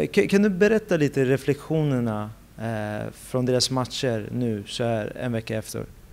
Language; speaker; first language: Swedish; native; Swedish